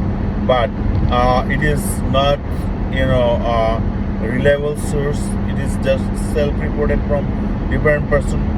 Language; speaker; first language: English; non-native, local second language; Bangla